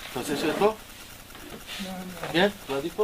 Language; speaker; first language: Hebrew; non-native, fluent; French